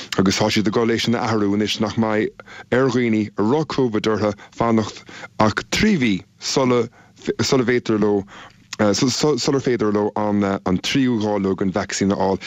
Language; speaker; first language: Irish; native; Irish